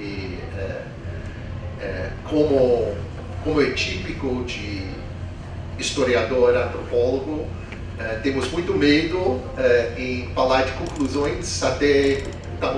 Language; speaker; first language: Portuguese; non-native, fluent; English